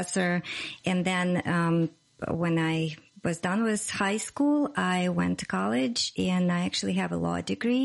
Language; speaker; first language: English; non-native, fluent; Russian